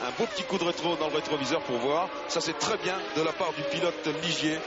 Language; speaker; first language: French; native; French